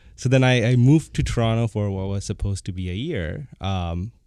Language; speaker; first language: English; non-native, fluent; Bangla